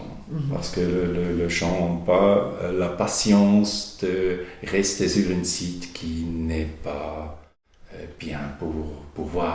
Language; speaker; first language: French; non-native, learner; German